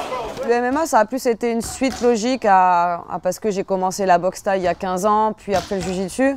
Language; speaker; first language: French; native; French